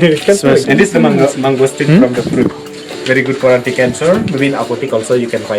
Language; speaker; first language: English; non-native, learner; Indonesian